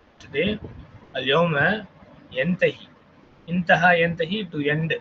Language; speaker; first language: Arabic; non-native, fluent; Tamil